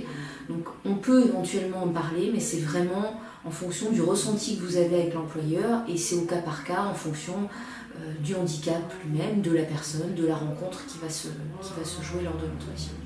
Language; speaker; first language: French; native; French